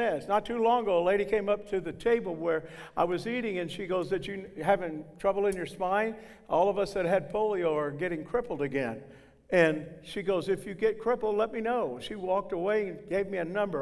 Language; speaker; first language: English; native; English